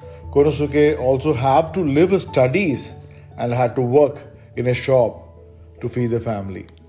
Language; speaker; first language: English; non-native, local second language; Malayalam